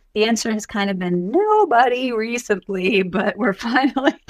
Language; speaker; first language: English; native; English